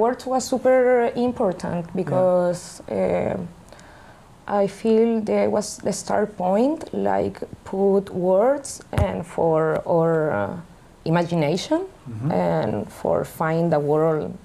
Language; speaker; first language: English; non-native, learner; Spanish